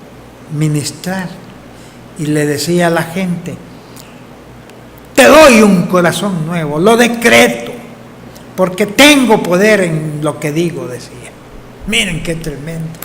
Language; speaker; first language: Spanish; native; Spanish